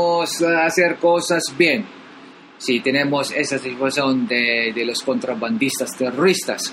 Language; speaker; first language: Spanish; non-native, learner; Filipino